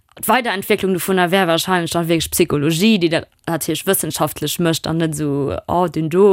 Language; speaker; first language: Luxembourgish; non-native, local second language; German